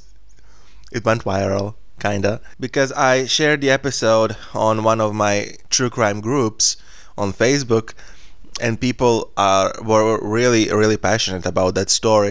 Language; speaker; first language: English; non-native, fluent; Serbian